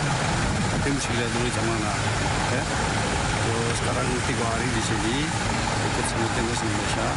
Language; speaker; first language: Indonesian; early bilingual, heritage; Dutch